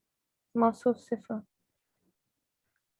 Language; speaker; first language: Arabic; non-native, learner; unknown